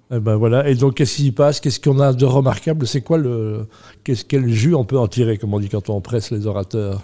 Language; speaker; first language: French; native; French